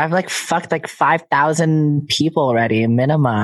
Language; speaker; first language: English; native; English